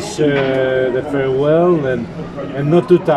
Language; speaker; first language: English; non-native, fluent; Spanish